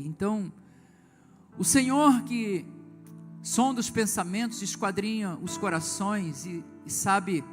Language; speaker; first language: Portuguese; native; Portuguese